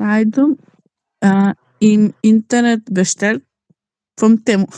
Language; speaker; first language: German; non-native, learner; Macedonian